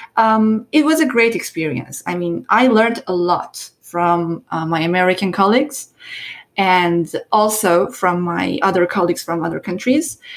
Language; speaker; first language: English; non-native, fluent; Persian